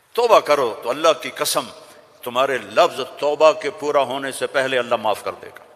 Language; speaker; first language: Urdu; non-native, local second language; Punjabi